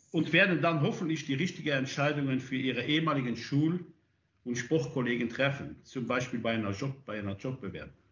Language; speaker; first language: German; native; German